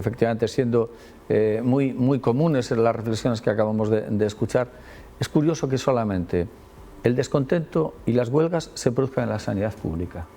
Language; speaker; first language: Spanish; native; Spanish